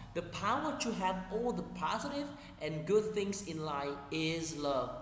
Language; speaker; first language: English; non-native, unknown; Vietnamese